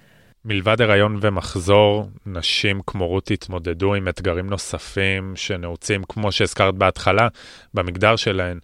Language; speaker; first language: Hebrew; native; Hebrew